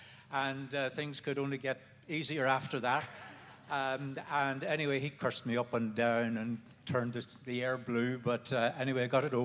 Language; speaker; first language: English; native; English